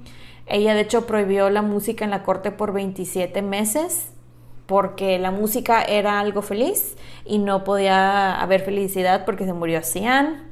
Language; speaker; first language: Spanish; native; Spanish